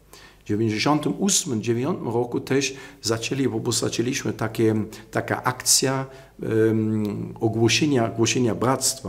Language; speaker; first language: Polish; non-native, fluent; German